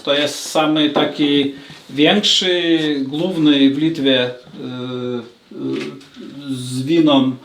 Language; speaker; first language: Polish; non-native, learner; Lithuanian